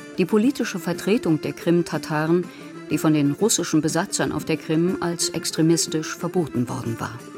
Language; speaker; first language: German; native; German